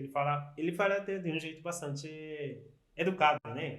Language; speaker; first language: Portuguese; non-native, fluent; Spanish